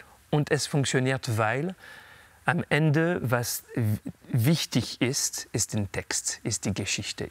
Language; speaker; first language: German; non-native, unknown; French